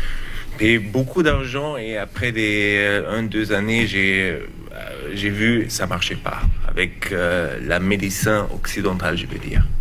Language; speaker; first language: French; non-native, learner; German